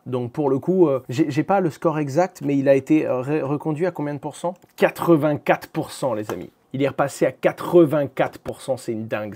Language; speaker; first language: French; native; French